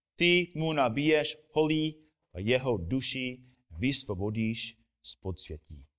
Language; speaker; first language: Czech; non-native, fluent; English